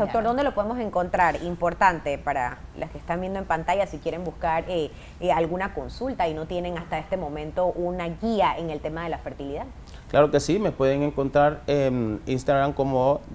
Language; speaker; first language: Spanish; native; Spanish